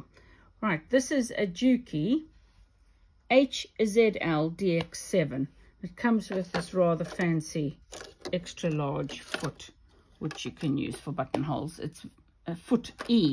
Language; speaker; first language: English; native; English